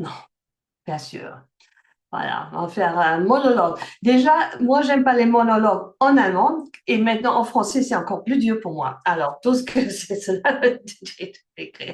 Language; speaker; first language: French; early bilingual, heritage; French